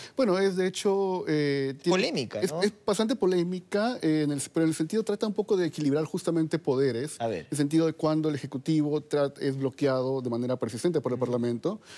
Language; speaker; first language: Spanish; native; Spanish